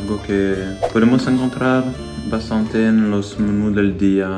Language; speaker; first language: Spanish; non-native, fluent; French